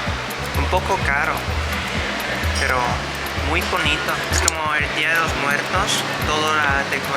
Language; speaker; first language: Spanish; non-native, learner; Chinese